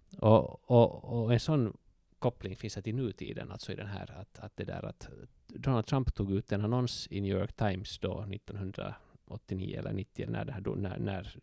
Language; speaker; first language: Swedish; native; Swedish